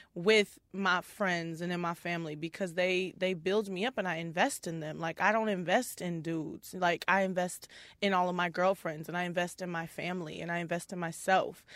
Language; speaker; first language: English; native; English